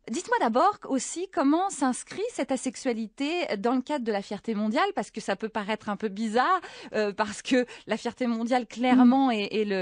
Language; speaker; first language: French; native; French